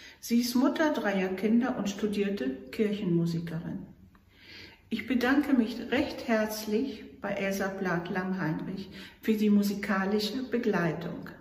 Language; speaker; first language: German; native; German